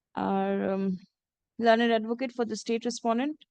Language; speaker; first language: English; non-native, local second language; Bangla